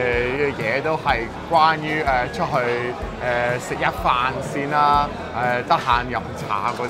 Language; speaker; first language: Chinese; non-native, fluent; English